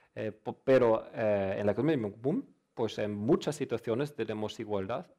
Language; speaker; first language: Spanish; non-native, fluent; German